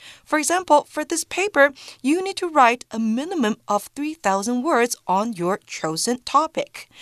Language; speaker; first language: English; non-native, fluent; Chinese